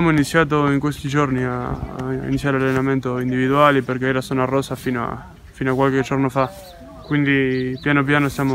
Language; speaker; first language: Italian; non-native, fluent; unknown